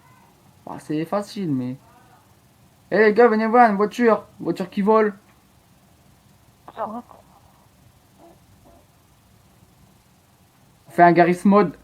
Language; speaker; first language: French; native; French